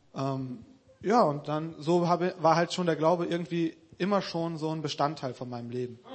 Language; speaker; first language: German; native; German